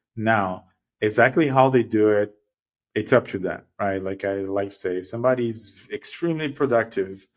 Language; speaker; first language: English; non-native, fluent; Portuguese